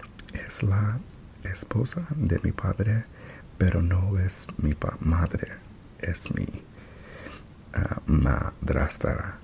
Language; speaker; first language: Spanish; non-native, learner; English